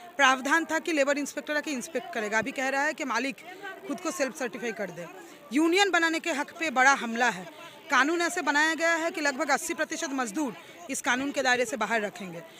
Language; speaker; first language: Hindi; non-native, local second language; Bangla